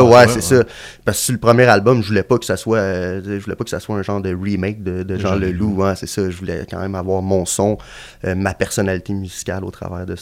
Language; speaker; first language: French; native; French